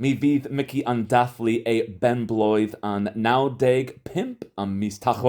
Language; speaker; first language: Welsh; non-native, fluent; English